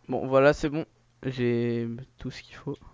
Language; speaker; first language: French; native; French